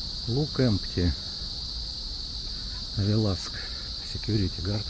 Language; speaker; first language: English; non-native, learner; Russian